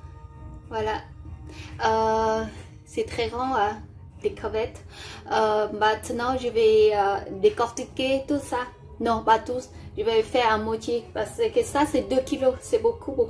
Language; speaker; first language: French; non-native, learner; Vietnamese